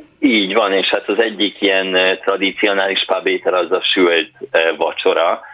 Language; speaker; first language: Hungarian; native; Hungarian